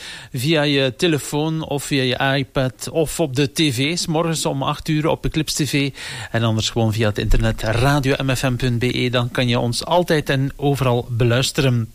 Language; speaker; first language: Dutch; native; Dutch